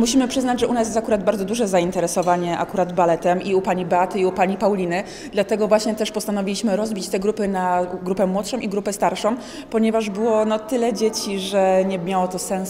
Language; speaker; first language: Polish; native; Polish